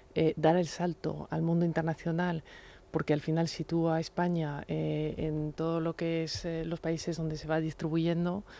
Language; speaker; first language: Spanish; non-native, fluent; French